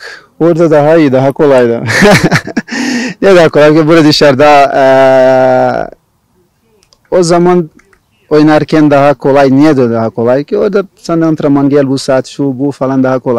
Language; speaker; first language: Turkish; non-native, learner; Portuguese